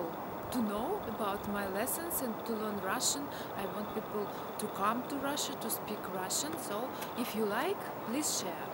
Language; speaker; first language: English; non-native, fluent; Russian